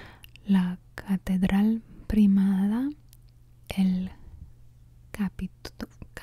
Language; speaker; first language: Spanish; early bilingual, heritage; Spanish